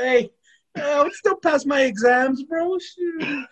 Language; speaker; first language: English; native; English